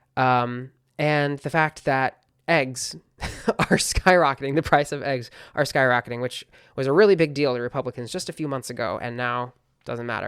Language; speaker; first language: English; native; English